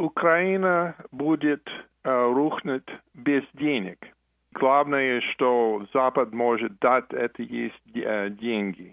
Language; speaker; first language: Russian; non-native, fluent; English